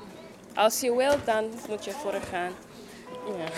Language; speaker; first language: Dutch; non-native, local second language; English